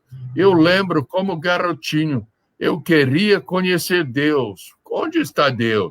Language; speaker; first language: Portuguese; non-native, fluent; English